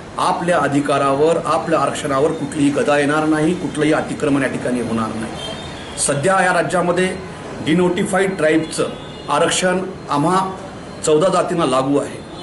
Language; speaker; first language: Marathi; non-native, local second language; Lambadi